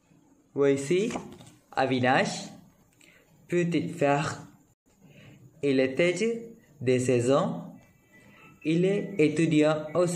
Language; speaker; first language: French; non-native, learner; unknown